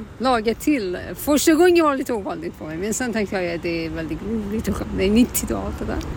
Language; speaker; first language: Swedish; non-native, learner; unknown